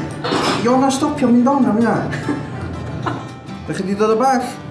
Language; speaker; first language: Welsh; native; Welsh